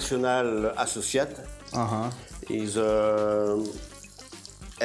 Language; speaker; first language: English; non-native, learner; French